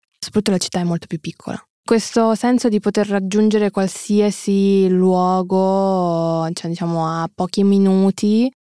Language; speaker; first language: Italian; early bilingual, other home language; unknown